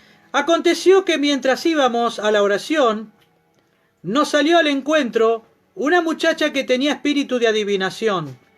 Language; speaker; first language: Spanish; native; Spanish